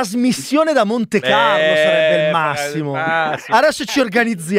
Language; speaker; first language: Italian; native; Italian